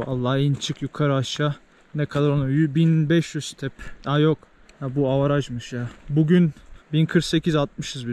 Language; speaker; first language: Turkish; native; Turkish